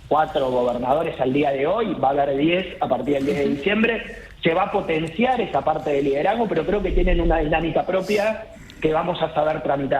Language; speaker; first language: Spanish; native; Spanish